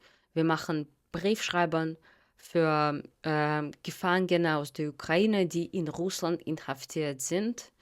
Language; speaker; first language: German; non-native, fluent; Russian